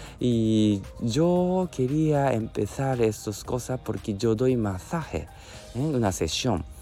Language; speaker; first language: Spanish; non-native, learner; Japanese